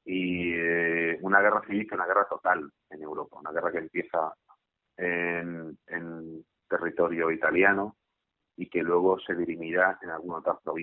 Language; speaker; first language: Spanish; native; Spanish